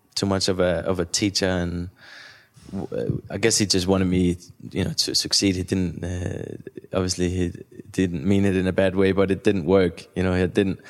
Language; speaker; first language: English; non-native, fluent; Danish